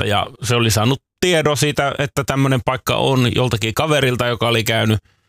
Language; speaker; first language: Finnish; native; Finnish